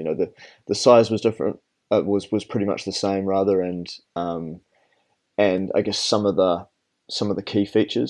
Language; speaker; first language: English; native; English